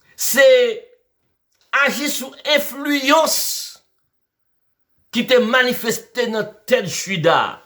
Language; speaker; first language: French; non-native, learner; Haitian Creole